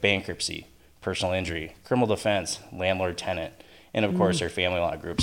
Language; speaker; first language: English; native; English